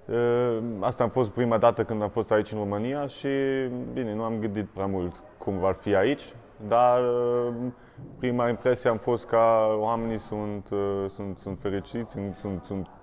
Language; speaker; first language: Romanian; early bilingual, heritage; German